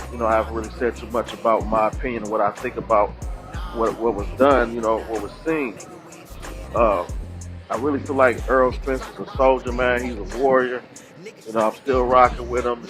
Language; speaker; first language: English; native; English